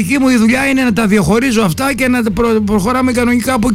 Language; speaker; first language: Greek; native; Greek